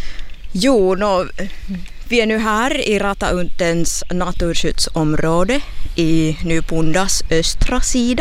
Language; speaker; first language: Swedish; non-native, local second language; Finnish